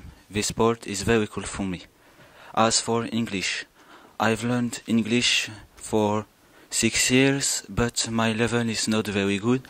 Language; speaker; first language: English; non-native, learner; French